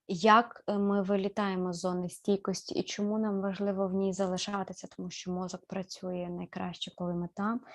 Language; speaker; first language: Ukrainian; native; Ukrainian